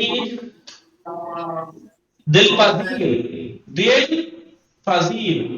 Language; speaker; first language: Persian; non-native, fluent; Urdu